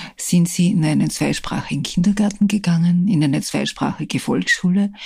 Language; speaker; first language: German; native; German